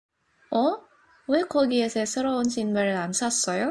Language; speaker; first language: Korean; non-native, learner; Indonesian